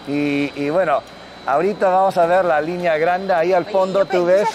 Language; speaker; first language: Spanish; non-native, fluent; English